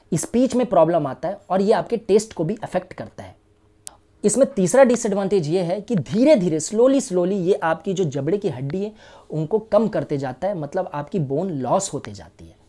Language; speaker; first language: Hindi; native; Hindi